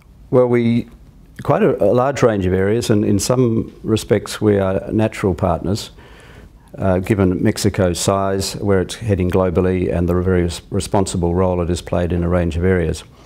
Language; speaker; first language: English; native; English